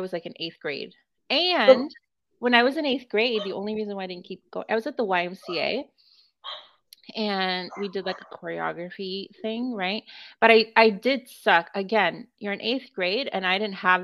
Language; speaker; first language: English; native; English